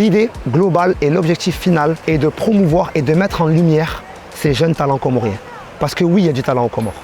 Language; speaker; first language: French; native; French